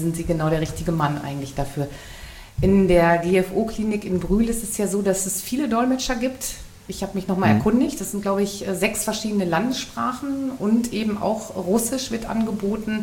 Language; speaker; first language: German; native; German